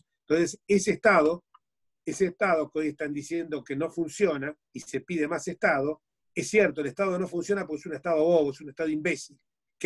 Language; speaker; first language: Spanish; native; Spanish